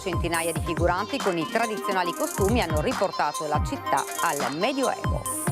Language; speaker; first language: Italian; native; Italian